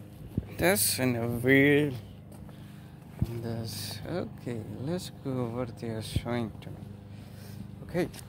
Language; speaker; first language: English; non-native, learner; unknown